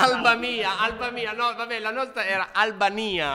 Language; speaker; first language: Italian; native; Italian